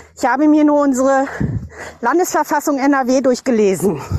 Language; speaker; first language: German; native; German